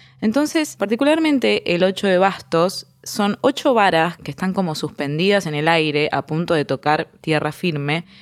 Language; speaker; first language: Spanish; native; Spanish